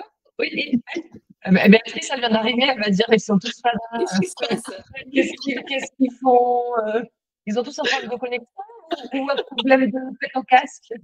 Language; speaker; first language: French; native; French